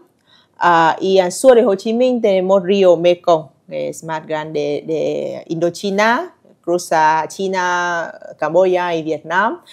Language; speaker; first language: Spanish; non-native, learner; Vietnamese